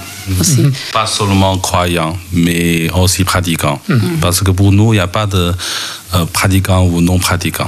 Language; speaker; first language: French; non-native, learner; Chinese